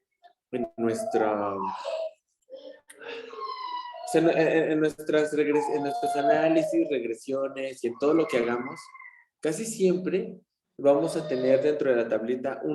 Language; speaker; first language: Spanish; native; Spanish